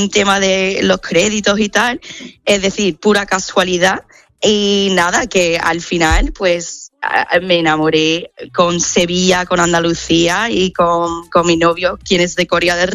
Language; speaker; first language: Spanish; non-native, fluent; English